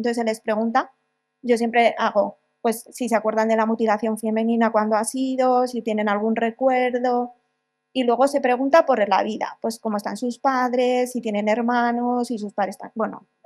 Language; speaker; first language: Spanish; native; Spanish